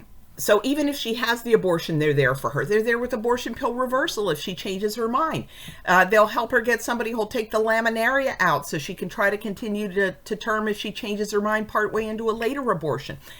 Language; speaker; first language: English; native; English